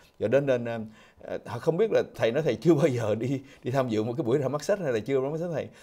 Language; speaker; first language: Vietnamese; native; Vietnamese